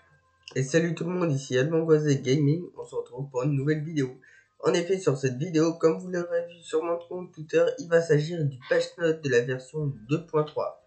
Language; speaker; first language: French; native; French